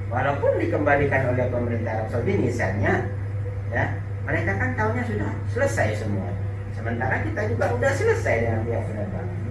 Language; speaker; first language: Indonesian; native; Indonesian